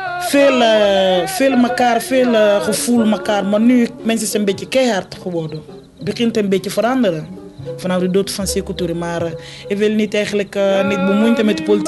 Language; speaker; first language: Dutch; non-native, fluent; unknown